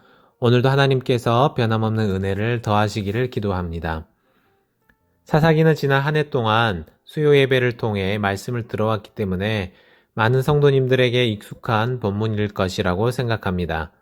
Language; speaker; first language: Korean; native; Korean